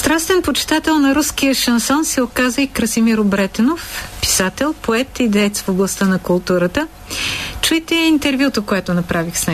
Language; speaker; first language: Bulgarian; native; Bulgarian